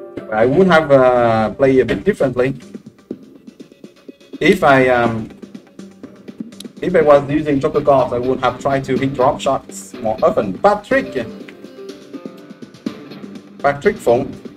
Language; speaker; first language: English; non-native, fluent; French